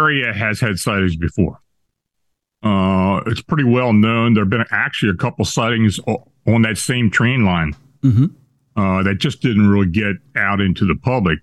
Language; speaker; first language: English; native; English